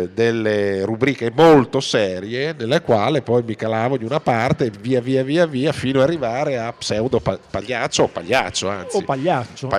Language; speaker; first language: Italian; native; Italian